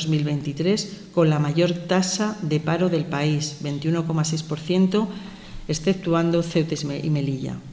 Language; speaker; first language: Spanish; native; Spanish